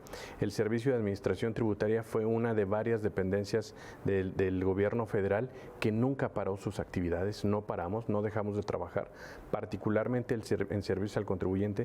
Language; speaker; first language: Spanish; native; Spanish